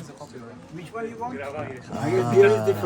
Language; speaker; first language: English; non-native, learner; Hindi